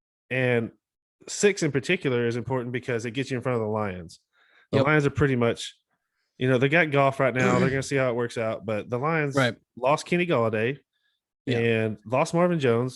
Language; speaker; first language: English; native; English